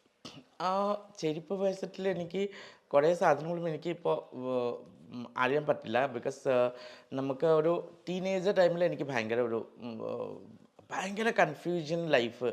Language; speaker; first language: Malayalam; non-native, learner; Assamese